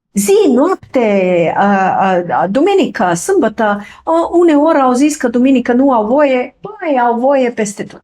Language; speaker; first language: Romanian; non-native, fluent; German